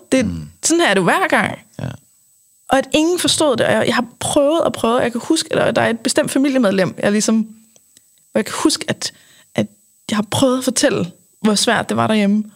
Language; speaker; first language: Danish; native; Danish